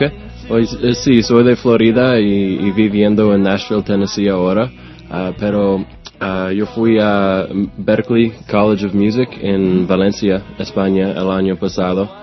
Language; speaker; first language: Spanish; non-native, learner; English